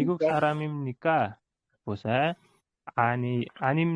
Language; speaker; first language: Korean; non-native, fluent; Uzbek